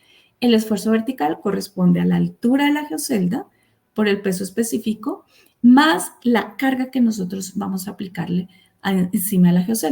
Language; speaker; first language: Spanish; native; Spanish